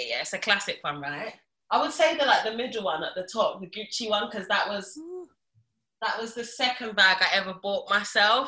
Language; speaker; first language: English; early bilingual, other home language; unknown